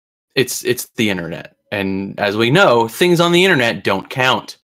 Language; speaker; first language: English; native; English